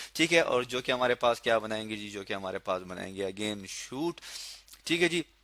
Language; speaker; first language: Urdu; native; Urdu